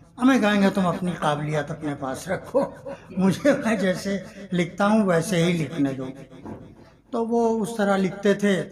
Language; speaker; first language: Urdu; native; Urdu